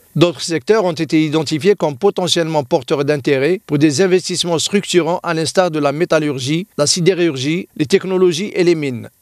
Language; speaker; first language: French; non-native, local second language; Arabic